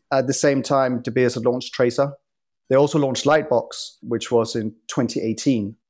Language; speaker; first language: English; non-native, fluent; Danish